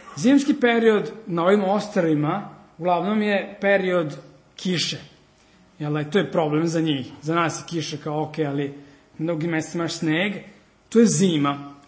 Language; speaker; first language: Serbian; early bilingual, heritage; Serbian